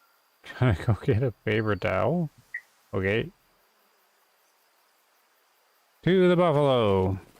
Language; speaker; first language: English; native; English